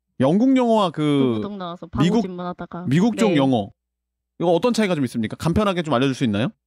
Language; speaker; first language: Korean; native; Korean